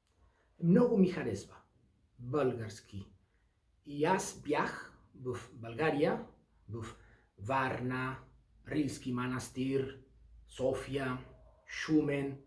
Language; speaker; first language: Bulgarian; non-native, learner; Basque